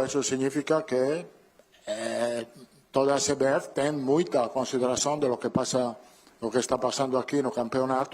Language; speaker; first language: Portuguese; non-native, learner; Italian